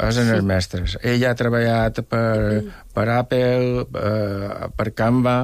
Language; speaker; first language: Catalan; native; Catalan